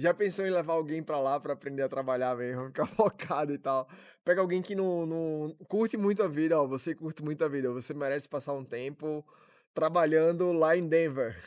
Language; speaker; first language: Portuguese; native; Portuguese